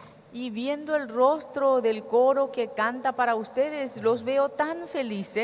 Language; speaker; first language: Spanish; native; Spanish